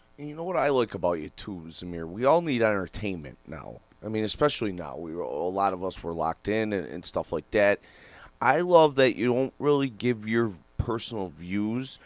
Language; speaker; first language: English; native; English